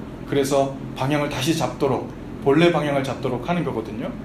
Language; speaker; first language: Korean; native; Korean